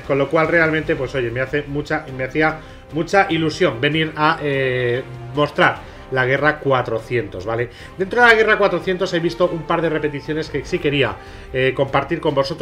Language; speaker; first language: Spanish; native; Spanish